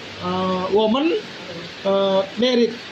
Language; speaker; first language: English; non-native, learner; Indonesian